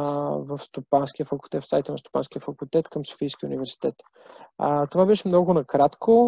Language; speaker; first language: Bulgarian; native; Bulgarian